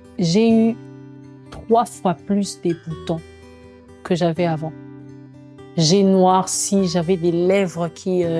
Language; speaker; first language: French; non-native, local second language; Lingala